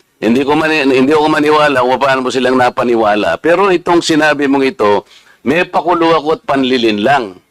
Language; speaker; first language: Filipino; native; Filipino